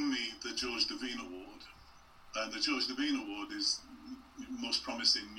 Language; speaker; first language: English; native; English